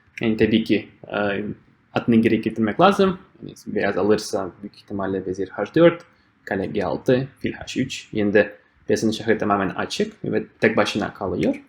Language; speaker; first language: Turkish; non-native, fluent; Russian